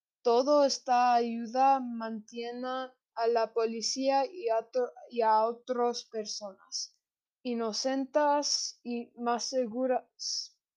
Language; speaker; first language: Spanish; non-native, learner; English